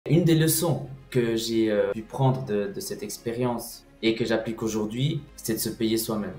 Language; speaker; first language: French; early bilingual, other home language; Portuguese